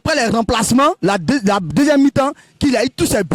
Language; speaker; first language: French; non-native, local second language; Wolof